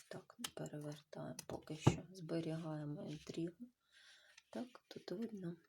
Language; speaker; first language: Ukrainian; non-native, local second language; Russian